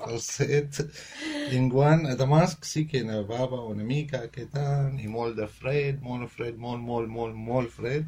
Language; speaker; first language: Catalan; non-native, fluent; Arabic